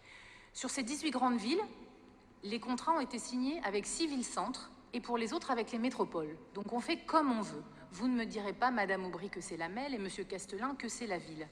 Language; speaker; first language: French; native; French